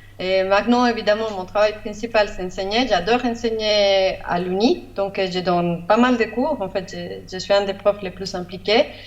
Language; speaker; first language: French; non-native, fluent; Spanish